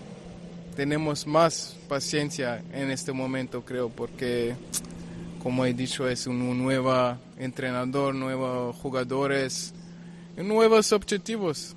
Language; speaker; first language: Spanish; non-native, fluent; German